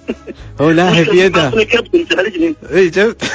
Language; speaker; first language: Arabic; native; Arabic